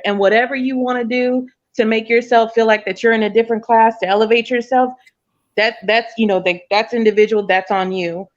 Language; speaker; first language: English; native; English